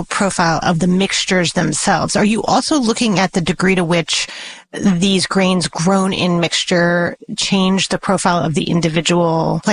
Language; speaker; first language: English; native; English